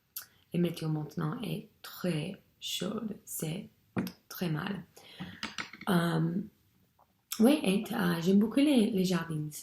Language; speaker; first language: French; non-native, learner; English